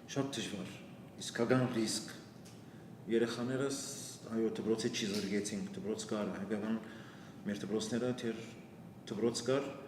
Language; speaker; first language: Armenian; early bilingual, heritage; Armenian